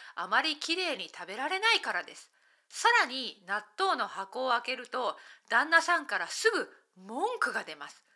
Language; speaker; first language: Japanese; native; Japanese